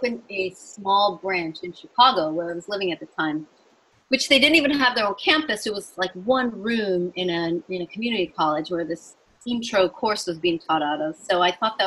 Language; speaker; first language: English; native; English